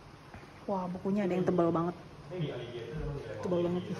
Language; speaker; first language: Indonesian; native; Indonesian